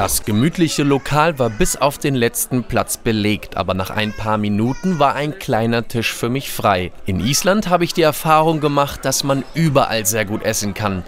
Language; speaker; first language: German; native; German